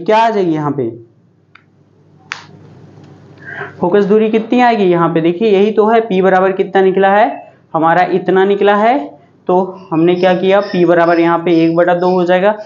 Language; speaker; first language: Hindi; native; Hindi